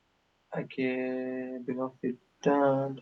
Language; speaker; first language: Spanish; non-native, learner; English